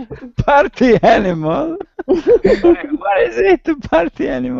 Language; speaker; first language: English; non-native, learner; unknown